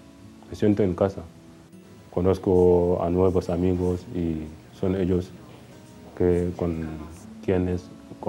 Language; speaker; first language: Spanish; non-native, fluent; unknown